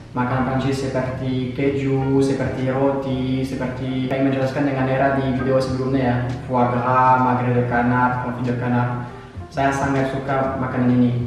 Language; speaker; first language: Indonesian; non-native, fluent; French